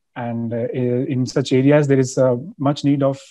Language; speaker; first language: English; non-native, local second language; Hindi